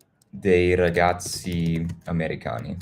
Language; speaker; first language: Italian; non-native, learner; English